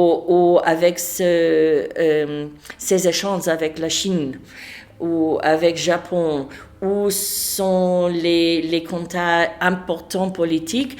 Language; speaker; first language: French; non-native, fluent; English